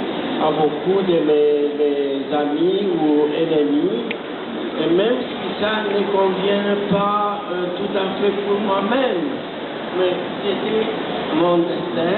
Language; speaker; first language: French; non-native, fluent; Romanian